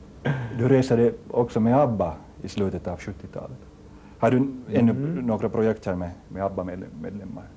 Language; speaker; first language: Swedish; non-native, local second language; Finnish